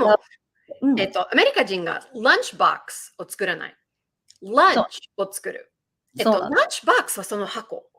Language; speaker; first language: Japanese; early bilingual, heritage; Japanese